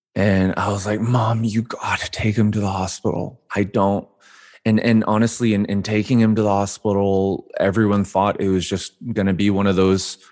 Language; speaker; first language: English; native; English